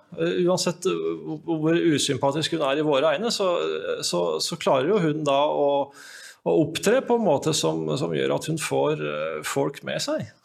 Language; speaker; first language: Norwegian; native; Norwegian